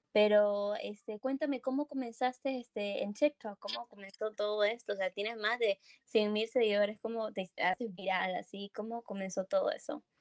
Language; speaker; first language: Spanish; early bilingual, heritage; English